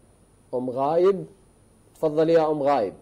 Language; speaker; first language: Arabic; native; Arabic